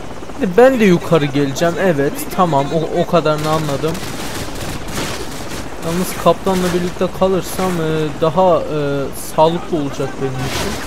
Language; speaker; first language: Turkish; native; Turkish